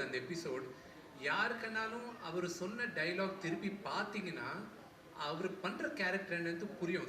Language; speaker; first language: Tamil; non-native, local second language; Telugu